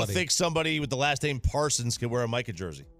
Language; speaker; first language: English; native; English